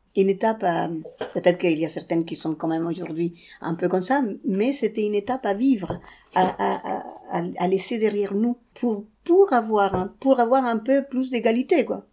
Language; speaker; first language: French; non-native, fluent; Spanish